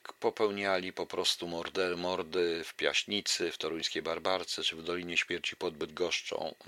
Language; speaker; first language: Polish; native; Polish